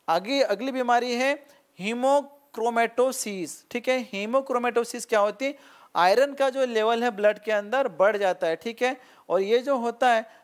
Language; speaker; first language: Hindi; non-native, local second language; Marathi